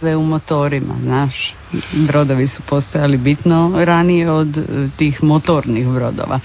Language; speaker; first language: Serbian; native; Serbian